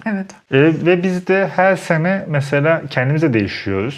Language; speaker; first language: Turkish; native; Turkish